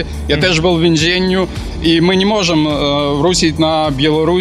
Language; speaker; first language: Polish; non-native, learner; Belarusian